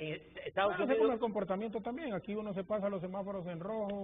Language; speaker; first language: Spanish; native; Spanish